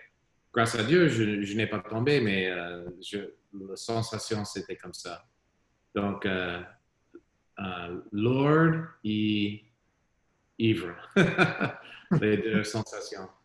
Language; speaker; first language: French; non-native, learner; English